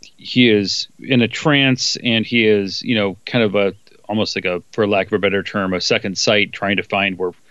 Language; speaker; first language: English; native; English